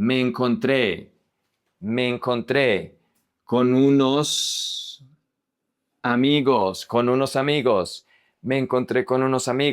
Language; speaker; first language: Spanish; non-native, fluent; English